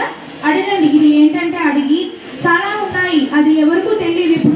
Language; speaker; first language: Telugu; non-native, local second language; Tamil